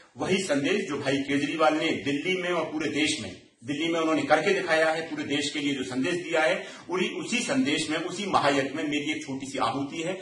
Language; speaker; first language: Hindi; native; Hindi